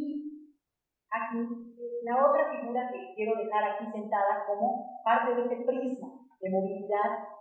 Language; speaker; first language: Spanish; native; Spanish